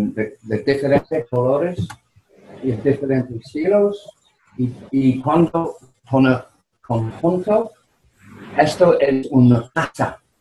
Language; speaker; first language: Spanish; non-native, learner; English